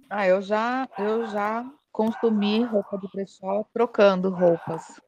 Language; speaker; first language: Portuguese; native; Portuguese